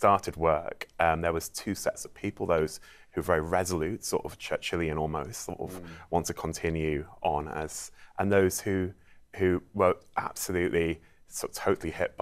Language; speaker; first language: English; native; English